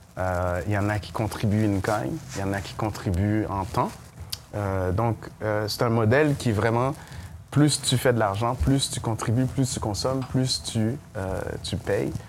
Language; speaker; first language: French; early bilingual, other home language; Haitian Creole